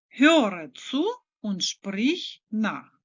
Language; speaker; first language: German; non-native, fluent; Ukrainian